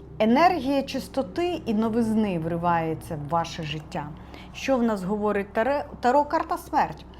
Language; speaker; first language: Ukrainian; non-native, local second language; Russian